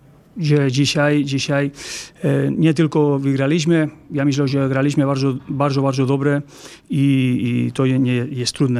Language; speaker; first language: Polish; non-native, learner; Spanish